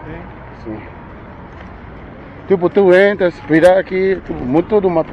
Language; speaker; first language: Spanish; non-native, learner; English